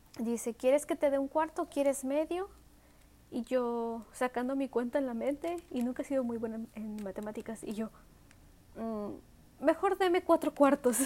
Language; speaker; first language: Spanish; early bilingual, heritage; Spanish